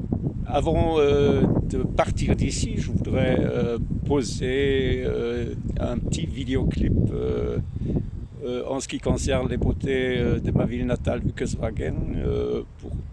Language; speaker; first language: French; non-native, learner; German